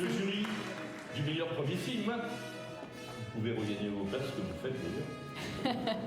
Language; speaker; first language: French; native; French